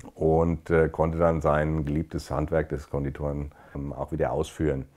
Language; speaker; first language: German; native; German